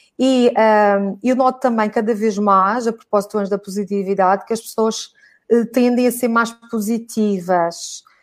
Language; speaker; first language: Portuguese; native; Portuguese